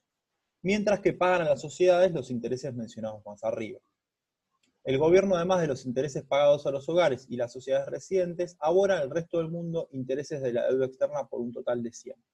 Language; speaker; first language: Spanish; native; Spanish